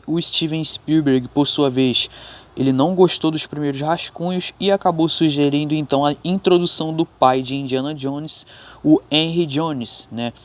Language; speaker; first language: Portuguese; native; Portuguese